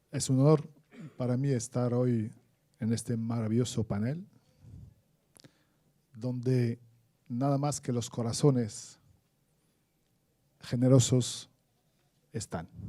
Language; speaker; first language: Spanish; non-native, fluent; Arabic